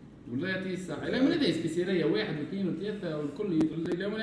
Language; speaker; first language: Arabic; native; Arabic